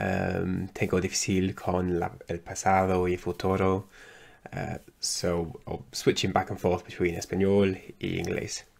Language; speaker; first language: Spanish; non-native, learner; English